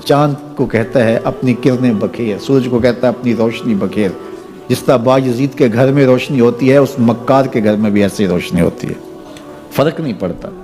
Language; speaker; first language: Urdu; non-native, local second language; Punjabi